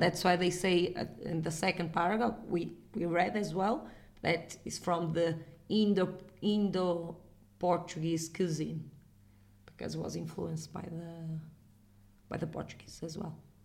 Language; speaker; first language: English; non-native, fluent; Portuguese